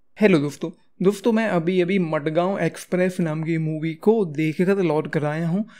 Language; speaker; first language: Hindi; native; Hindi